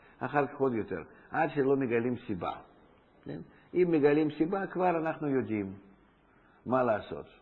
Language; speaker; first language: Hebrew; non-native, fluent; Russian